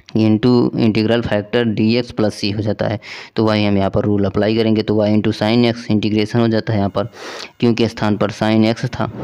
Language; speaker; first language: Hindi; native; Hindi